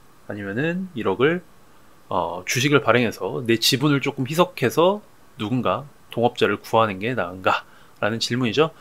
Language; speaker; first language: Korean; native; Korean